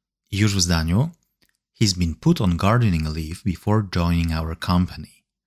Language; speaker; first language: English; non-native, fluent; Polish